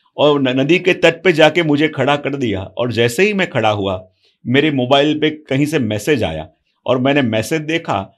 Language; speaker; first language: Hindi; non-native, local second language; Gujarati